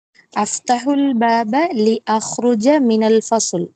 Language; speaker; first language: Arabic; non-native, learner; Tamil